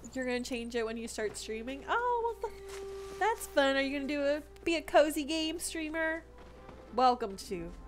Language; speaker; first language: English; native; English